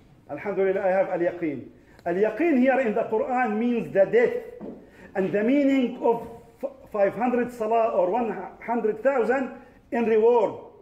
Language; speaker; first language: English; non-native, fluent; Arabic